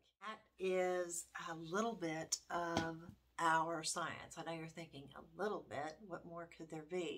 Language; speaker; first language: English; native; English